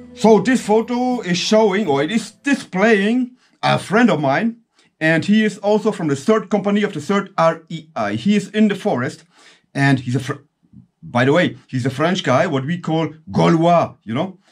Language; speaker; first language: English; non-native, fluent; German